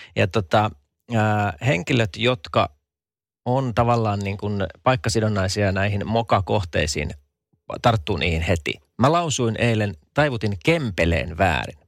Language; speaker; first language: Finnish; native; Finnish